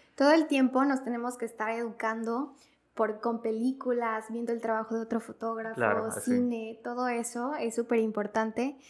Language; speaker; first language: Spanish; native; Spanish